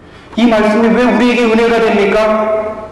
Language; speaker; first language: Korean; native; Korean